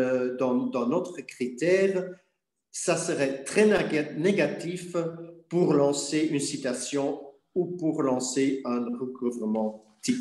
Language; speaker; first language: French; non-native, fluent; Dutch